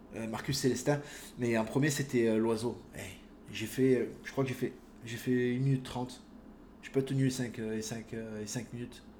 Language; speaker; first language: French; native; French